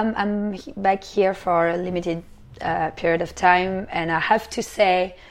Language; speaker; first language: English; non-native, fluent; French